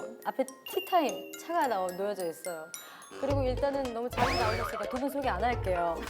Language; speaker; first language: Korean; native; Korean